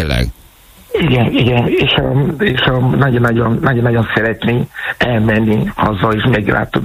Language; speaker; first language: Hungarian; non-native, learner; Yoruba